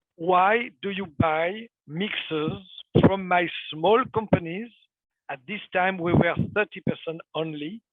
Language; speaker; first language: English; non-native, fluent; French